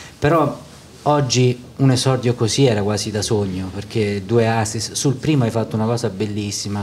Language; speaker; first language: Italian; native; Italian